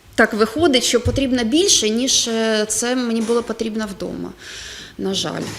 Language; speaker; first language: Ukrainian; non-native, local second language; Russian